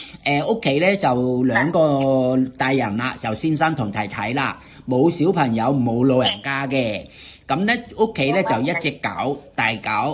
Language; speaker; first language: Cantonese; native; Cantonese